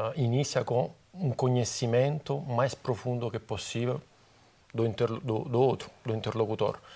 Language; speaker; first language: Portuguese; non-native, fluent; Italian